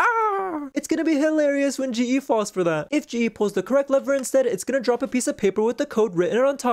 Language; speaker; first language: English; native; English